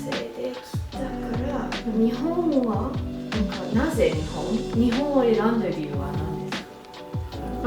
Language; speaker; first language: Japanese; non-native, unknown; English